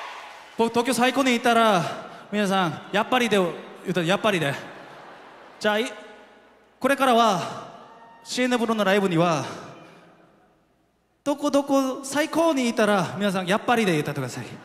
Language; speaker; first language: Japanese; non-native, fluent; Korean